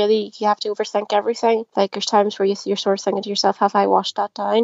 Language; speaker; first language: English; native; English